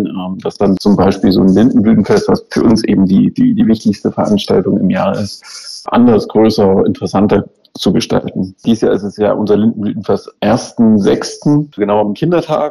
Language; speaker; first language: German; native; German